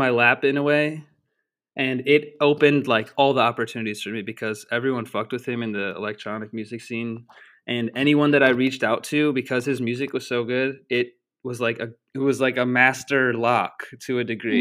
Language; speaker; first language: English; native; English